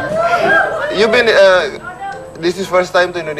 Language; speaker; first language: English; non-native, learner; Indonesian